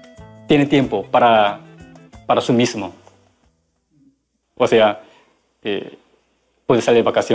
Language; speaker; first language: Spanish; non-native, learner; Korean